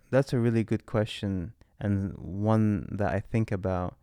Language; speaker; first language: English; native; English